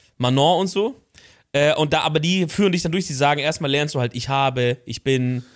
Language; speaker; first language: German; native; German